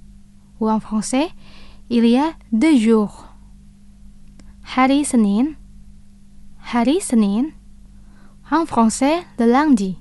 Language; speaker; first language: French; non-native, fluent; Indonesian